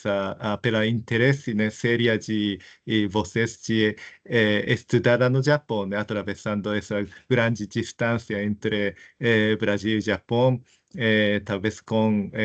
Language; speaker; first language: Portuguese; non-native, fluent; Japanese